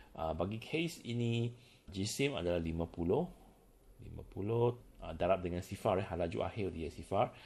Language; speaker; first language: Malay; non-native, local second language; Chinese